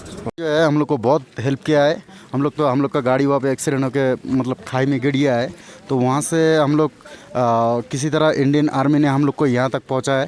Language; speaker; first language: Hindi; non-native, local second language; Bangla